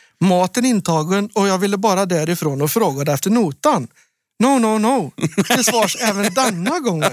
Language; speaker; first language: Swedish; native; Swedish